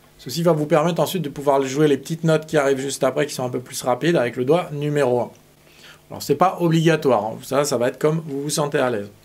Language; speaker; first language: French; native; French